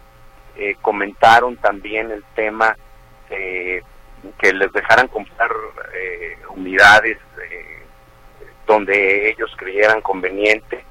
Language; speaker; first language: Spanish; native; Spanish